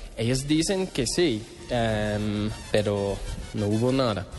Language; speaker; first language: Spanish; non-native, learner; English